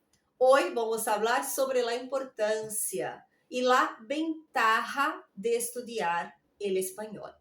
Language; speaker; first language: Spanish; non-native, fluent; Portuguese